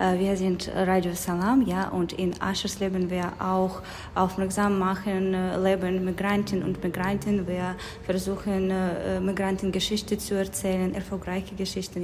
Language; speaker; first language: German; non-native, learner; Ukrainian